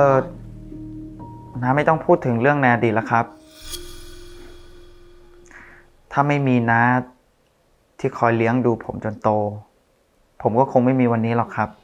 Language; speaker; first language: Thai; native; Thai